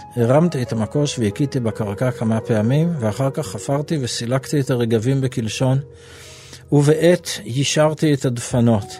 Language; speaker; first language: Hebrew; native; Hebrew